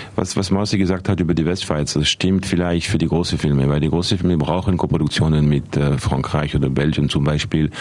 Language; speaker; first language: German; non-native, fluent; French